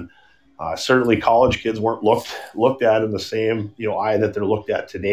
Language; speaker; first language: English; native; English